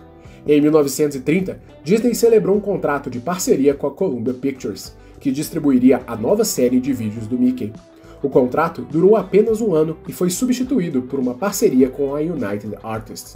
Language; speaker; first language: Portuguese; native; Portuguese